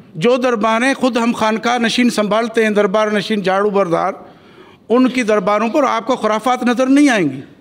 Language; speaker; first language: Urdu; non-native, local second language; Sindhi